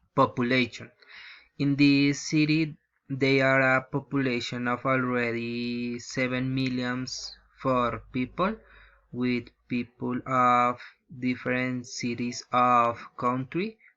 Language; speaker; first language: English; non-native, learner; Spanish